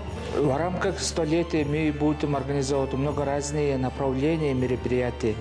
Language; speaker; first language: Russian; non-native, learner; Mongolian